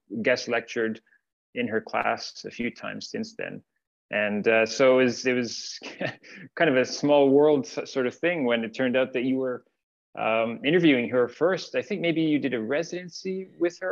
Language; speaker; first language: English; native; English